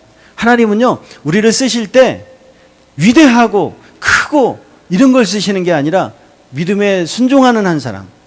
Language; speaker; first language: Korean; native; Korean